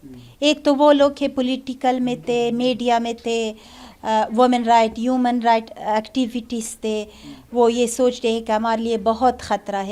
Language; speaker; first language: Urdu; non-native, learner; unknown